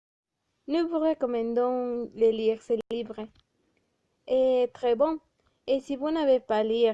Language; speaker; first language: French; non-native, learner; Spanish